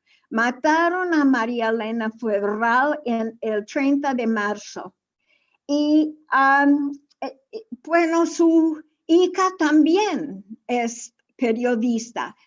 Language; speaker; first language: Spanish; non-native, fluent; English